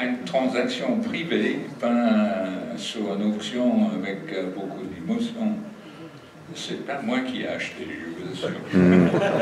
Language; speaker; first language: French; non-native, fluent; English